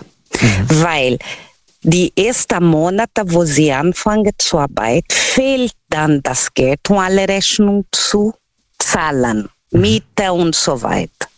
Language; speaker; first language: German; non-native, learner; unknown